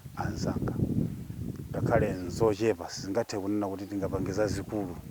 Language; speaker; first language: Nyanja; native; Nyanja